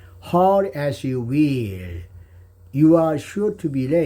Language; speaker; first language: English; non-native, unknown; Korean